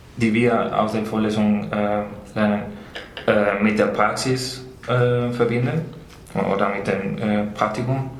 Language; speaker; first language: German; non-native, learner; Spanish